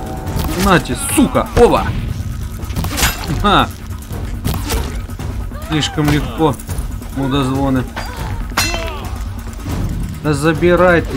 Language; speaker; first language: Russian; native; Russian